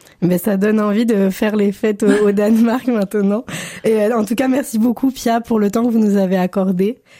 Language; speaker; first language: French; native; French